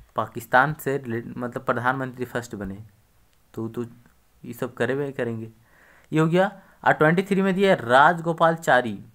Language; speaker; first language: Hindi; native; Hindi